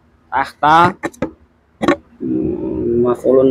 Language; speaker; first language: Arabic; non-native, learner; Indonesian